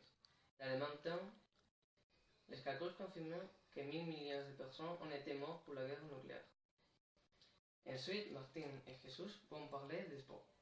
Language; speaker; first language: French; non-native, learner; Spanish